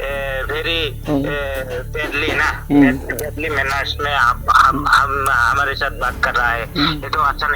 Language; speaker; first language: Hindi; non-native, local second language; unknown